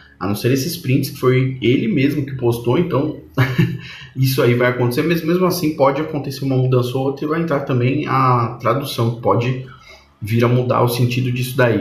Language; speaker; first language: Portuguese; native; Portuguese